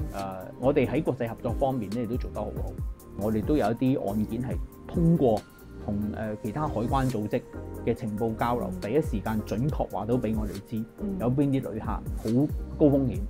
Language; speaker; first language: Cantonese; native; Cantonese